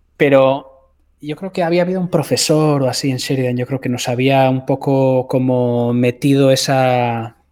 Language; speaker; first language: Spanish; native; Spanish